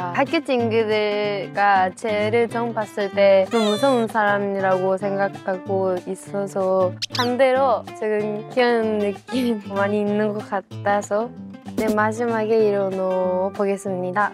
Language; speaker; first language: Korean; non-native, learner; Japanese